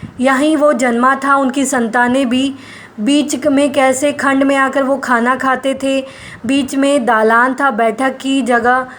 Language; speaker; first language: Hindi; non-native, local second language; Gujarati